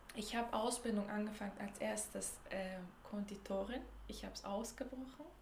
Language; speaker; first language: German; early bilingual, other home language; Turkish